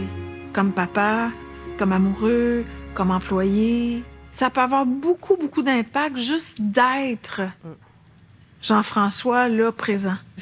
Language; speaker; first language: French; native; French